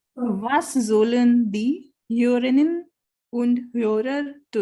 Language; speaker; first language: German; non-native, learner; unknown